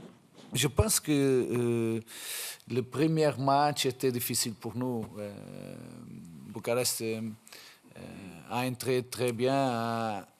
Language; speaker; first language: French; non-native, fluent; Portuguese